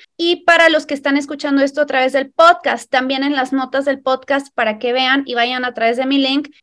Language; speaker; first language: Spanish; native; Spanish